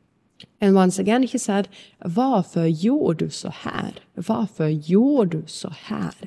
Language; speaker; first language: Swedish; non-native, fluent; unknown